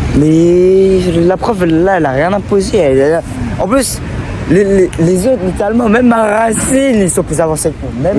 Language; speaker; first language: French; native; French